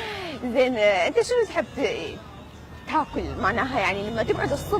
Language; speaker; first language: Arabic; native; Arabic